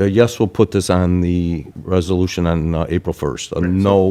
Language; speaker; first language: English; native; English